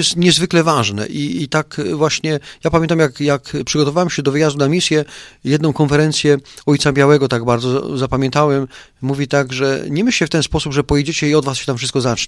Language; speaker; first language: Polish; native; Polish